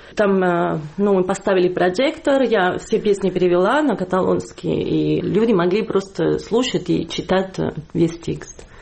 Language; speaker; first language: Russian; non-native, fluent; Catalan